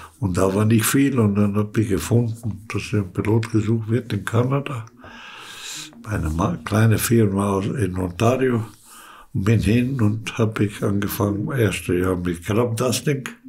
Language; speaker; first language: German; early bilingual, other home language; Slovenian